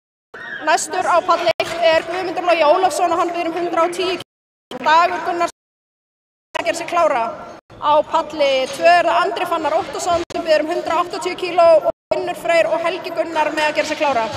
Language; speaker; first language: Icelandic; native; Icelandic